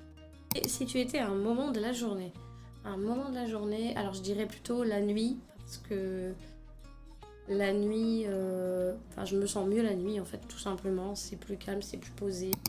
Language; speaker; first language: French; native; French